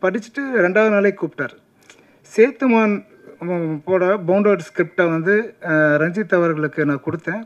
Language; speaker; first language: Tamil; native; Tamil